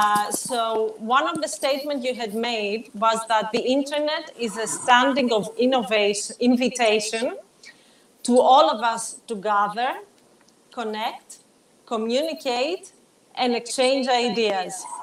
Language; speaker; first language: English; non-native, fluent; Greek